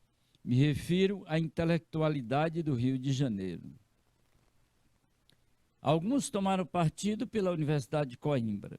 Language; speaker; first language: Portuguese; native; Portuguese